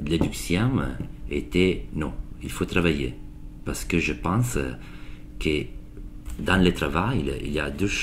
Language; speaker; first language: French; non-native, learner; Italian